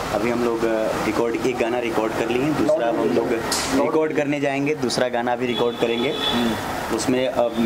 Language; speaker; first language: Hindi; native; Hindi